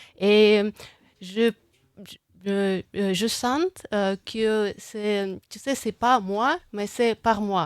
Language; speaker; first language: French; non-native, fluent; Russian